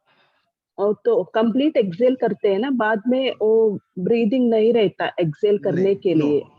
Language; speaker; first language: Hindi; non-native, local second language; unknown